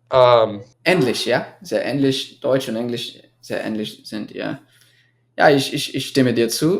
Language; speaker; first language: German; non-native, fluent; English